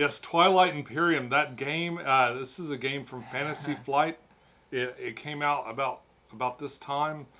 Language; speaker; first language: English; native; English